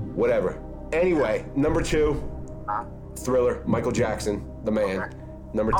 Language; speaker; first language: English; native; English